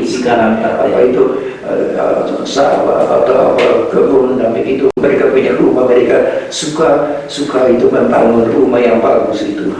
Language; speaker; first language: Indonesian; non-native, fluent; Hungarian